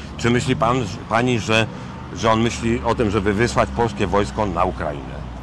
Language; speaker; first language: Polish; native; Polish